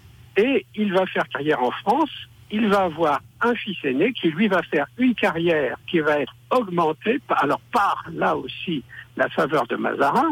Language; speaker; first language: French; native; French